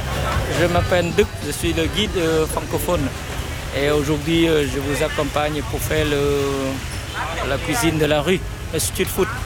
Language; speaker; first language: French; non-native, fluent; Vietnamese